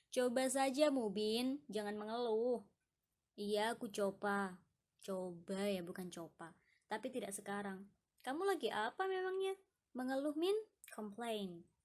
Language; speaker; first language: Indonesian; native; Indonesian